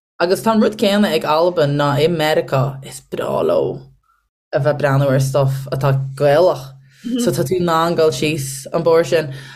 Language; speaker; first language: Irish; native; Irish